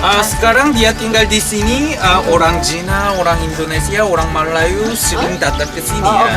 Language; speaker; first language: Indonesian; non-native, learner; Korean